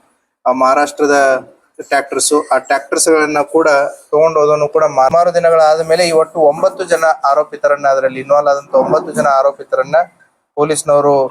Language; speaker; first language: Kannada; native; Kannada